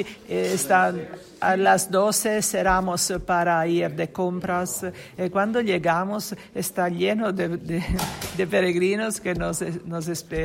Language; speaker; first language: Spanish; non-native, learner; Italian